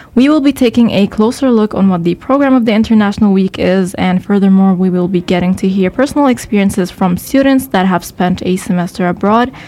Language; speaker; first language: English; early bilingual, other home language; German